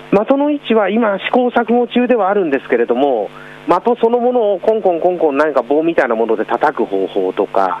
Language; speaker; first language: Japanese; native; Japanese